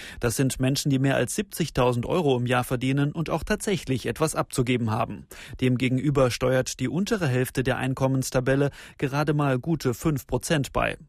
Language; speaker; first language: German; native; German